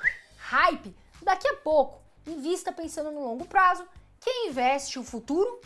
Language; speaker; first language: Portuguese; native; Portuguese